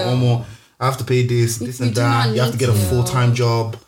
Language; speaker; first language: English; native; English